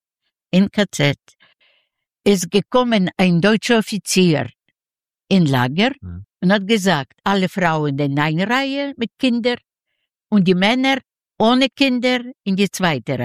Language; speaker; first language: German; non-native, learner; Yiddish